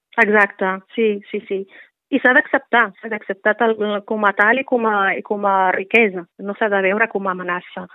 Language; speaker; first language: Catalan; non-native, fluent; Riffian